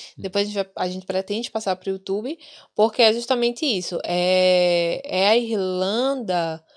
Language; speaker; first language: Portuguese; native; Portuguese